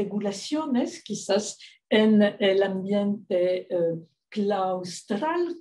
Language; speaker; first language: Spanish; non-native, fluent; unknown